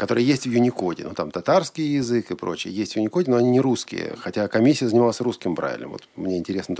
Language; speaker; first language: Russian; native; Russian